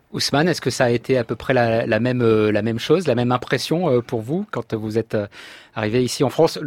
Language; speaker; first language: French; native; French